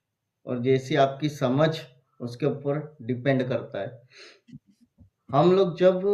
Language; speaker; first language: Hindi; native; Hindi